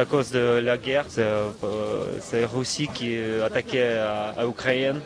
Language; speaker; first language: French; non-native, learner; Russian